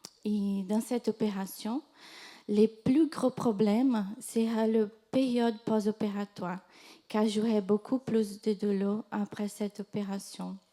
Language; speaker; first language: French; non-native, fluent; Portuguese